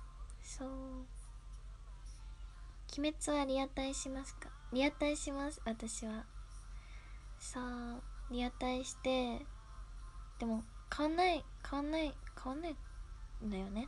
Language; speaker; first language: Japanese; native; Japanese